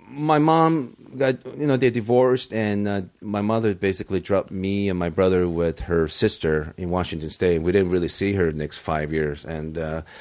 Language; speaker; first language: English; early bilingual, other home language; Japanese